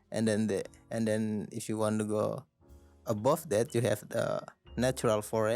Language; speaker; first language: English; non-native, learner; Indonesian